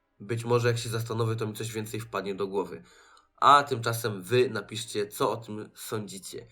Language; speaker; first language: Polish; native; Polish